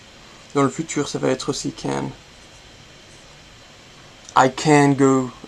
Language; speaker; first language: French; non-native, fluent; English